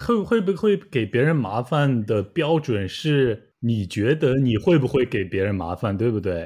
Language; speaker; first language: Chinese; native; Chinese